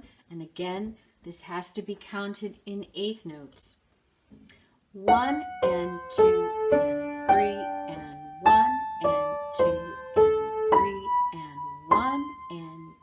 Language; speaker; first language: English; native; English